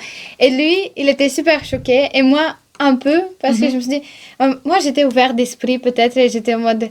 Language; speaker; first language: French; non-native, fluent; Bulgarian